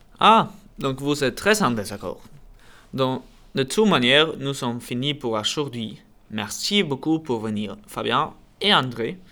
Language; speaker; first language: French; non-native, learner; Norwegian